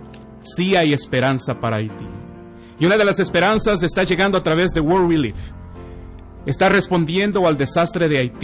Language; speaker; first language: Spanish; native; Spanish